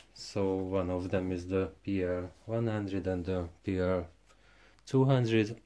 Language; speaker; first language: English; non-native, learner; Hungarian